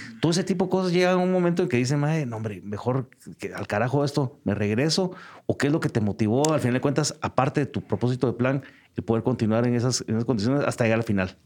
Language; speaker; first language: Spanish; native; Spanish